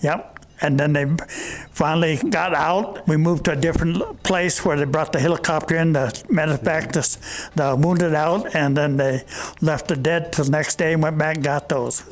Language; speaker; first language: English; native; English